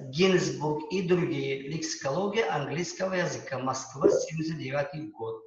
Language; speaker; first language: Russian; non-native, local second language; Uzbek